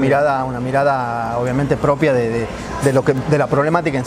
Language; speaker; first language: Spanish; native; Spanish